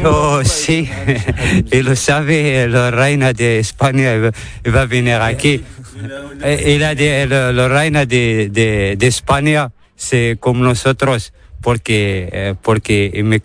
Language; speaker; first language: Spanish; non-native, learner; Arabic